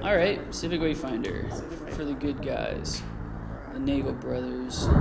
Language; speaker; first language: English; native; English